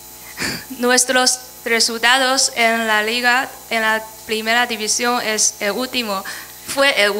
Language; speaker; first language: Spanish; non-native, fluent; Chinese